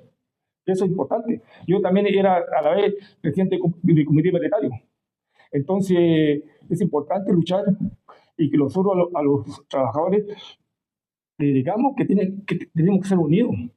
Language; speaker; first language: Spanish; native; Spanish